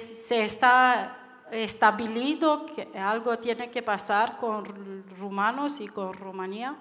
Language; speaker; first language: Spanish; non-native, learner; Romanian